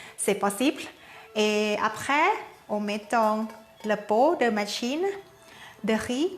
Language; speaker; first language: French; non-native, learner; Thai